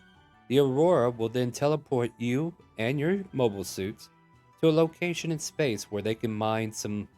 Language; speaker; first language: English; native; English